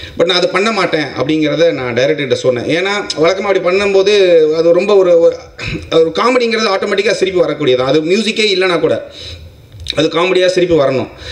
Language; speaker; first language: Tamil; native; Tamil